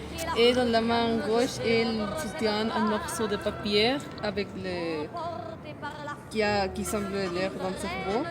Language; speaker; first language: French; non-native, learner; Spanish